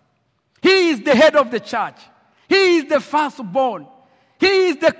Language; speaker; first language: English; non-native, local second language; Kinyarwanda